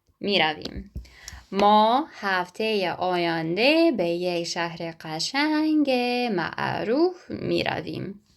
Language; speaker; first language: Persian; non-native, fluent; Ukrainian